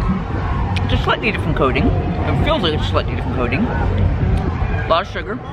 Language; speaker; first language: English; native; English